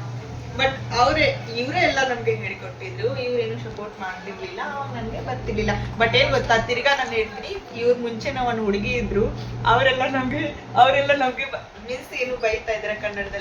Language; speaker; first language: Kannada; non-native, fluent; Hindi